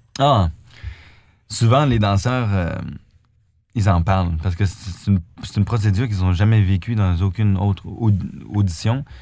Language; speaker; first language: French; native; French